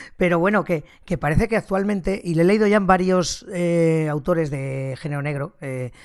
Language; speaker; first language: Spanish; native; Spanish